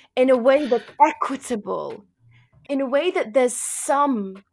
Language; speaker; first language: English; native; English